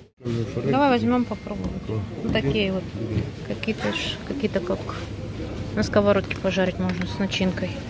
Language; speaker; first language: Russian; native; Russian